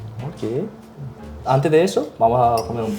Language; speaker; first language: Spanish; non-native, learner; Korean